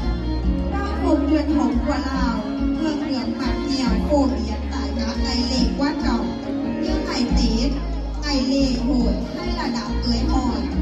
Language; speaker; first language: Vietnamese; native; Vietnamese